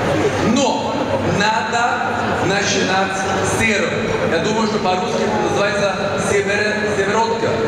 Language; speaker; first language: Russian; non-native, fluent; Swedish